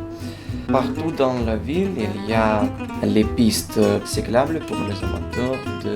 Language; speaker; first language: French; non-native, learner; Ukrainian